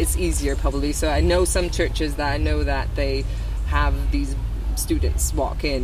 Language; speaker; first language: English; non-native, fluent; Dutch